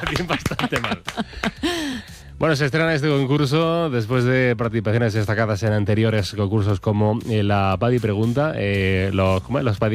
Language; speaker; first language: Spanish; native; Spanish